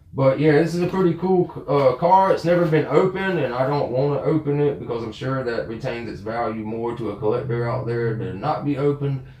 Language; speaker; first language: English; native; English